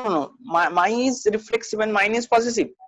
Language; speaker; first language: English; non-native, learner; Bangla